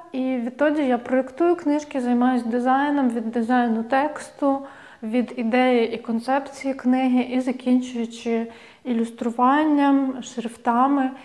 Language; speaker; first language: Ukrainian; native; Ukrainian